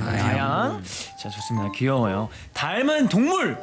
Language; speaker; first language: Korean; native; Korean